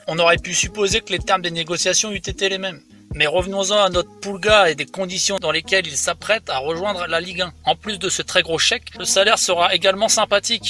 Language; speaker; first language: French; native; French